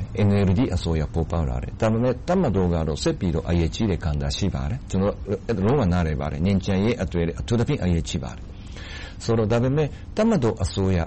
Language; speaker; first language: Burmese; non-native, fluent; Japanese